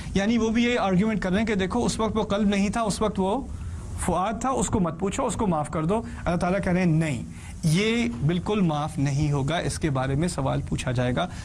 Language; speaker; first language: Urdu; early bilingual, heritage; Urdu